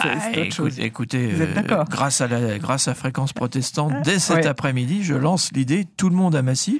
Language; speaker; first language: French; native; French